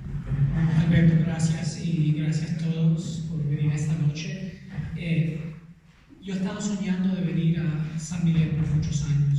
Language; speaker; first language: Spanish; non-native, fluent; English